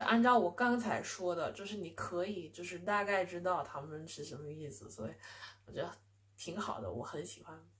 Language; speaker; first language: Chinese; non-native, fluent; English